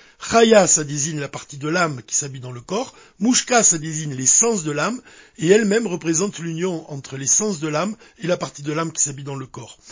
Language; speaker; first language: French; native; French